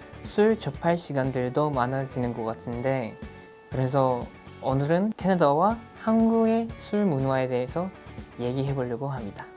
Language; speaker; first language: Korean; non-native, fluent; English